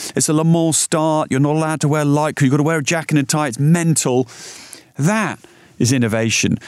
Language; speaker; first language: English; native; English